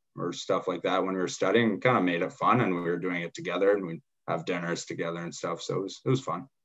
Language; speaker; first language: English; native; English